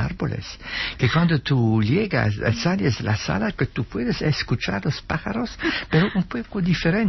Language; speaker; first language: Spanish; non-native, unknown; Dutch